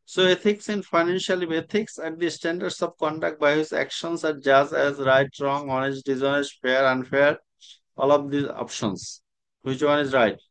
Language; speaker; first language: English; non-native, local second language; Bangla